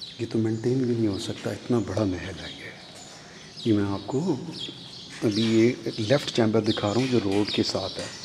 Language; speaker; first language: Urdu; non-native, local second language; Punjabi